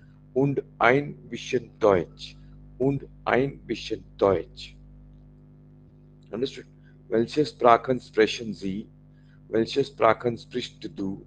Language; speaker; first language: German; non-native, learner; Marathi